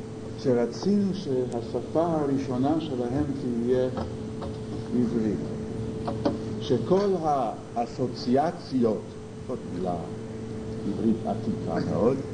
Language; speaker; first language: Hebrew; non-native, fluent; English